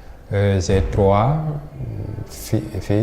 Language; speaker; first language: French; non-native, local second language; Fula